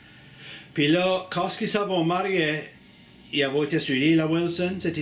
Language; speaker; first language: French; native; French